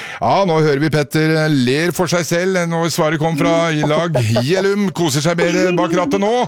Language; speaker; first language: Norwegian; native; Norwegian